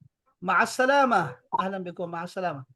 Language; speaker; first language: Arabic; non-native, fluent; Urdu